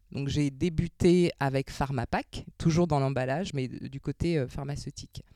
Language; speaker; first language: French; native; French